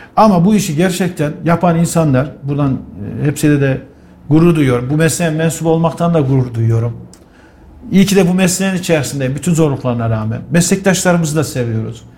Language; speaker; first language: Turkish; native; Turkish